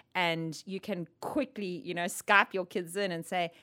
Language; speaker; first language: English; native; English